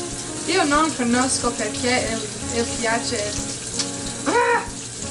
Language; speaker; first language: Italian; non-native, learner; English